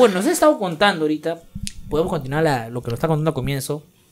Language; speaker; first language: Spanish; native; Spanish